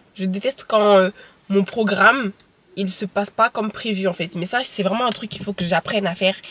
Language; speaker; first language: French; early bilingual, other home language; Bambara